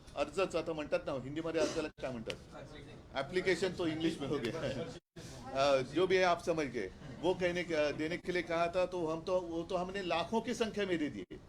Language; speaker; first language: Hindi; non-native, local second language; Marathi